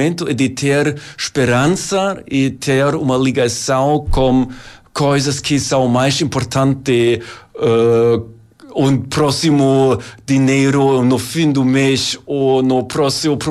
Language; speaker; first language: Portuguese; non-native, learner; German